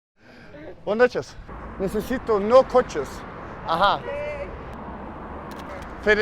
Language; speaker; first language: Spanish; non-native, learner; Danish